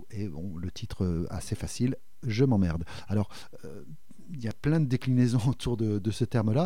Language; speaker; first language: French; native; French